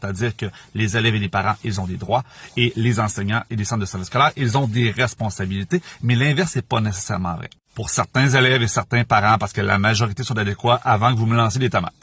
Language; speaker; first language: French; native; French